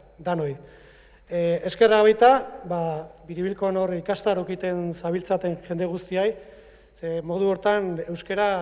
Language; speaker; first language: Basque; native; Basque